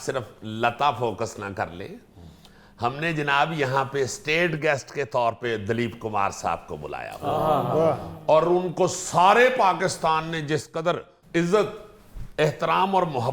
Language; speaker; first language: Urdu; native; Urdu